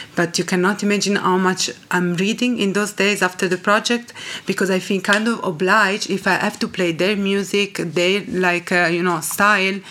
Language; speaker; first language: English; non-native, fluent; Italian